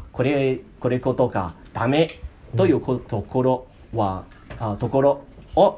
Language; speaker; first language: Japanese; non-native, learner; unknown